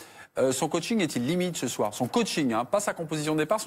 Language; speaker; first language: French; native; French